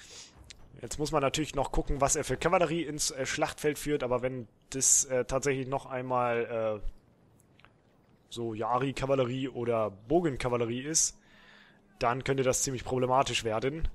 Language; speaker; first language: German; native; German